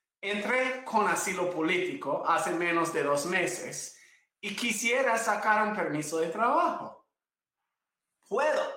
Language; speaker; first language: Spanish; non-native, fluent; English